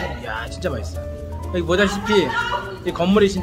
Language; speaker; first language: Korean; native; Korean